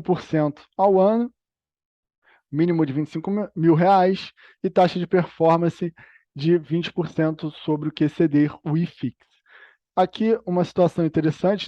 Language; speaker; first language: Portuguese; native; Portuguese